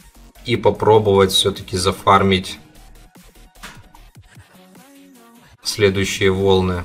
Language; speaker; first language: Russian; native; Russian